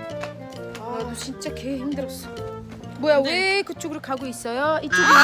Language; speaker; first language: Korean; non-native, fluent; Arabic